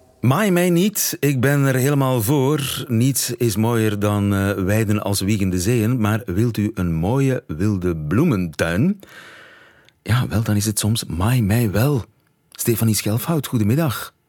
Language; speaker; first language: Dutch; native; Dutch